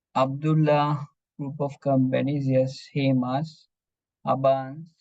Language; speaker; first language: English; non-native, local second language; Sinhala